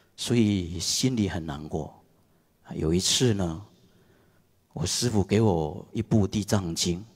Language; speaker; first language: Chinese; non-native, fluent; Indonesian